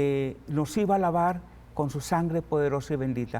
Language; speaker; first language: Spanish; native; Spanish